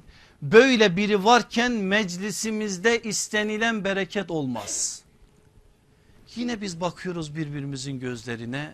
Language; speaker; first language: Turkish; native; Turkish